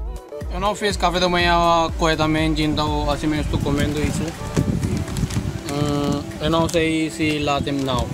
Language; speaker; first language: Portuguese; non-native, learner; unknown